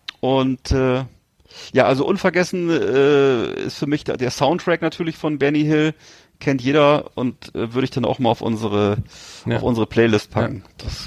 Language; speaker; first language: German; native; German